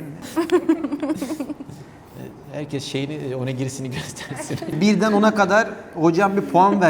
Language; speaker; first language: Turkish; native; Turkish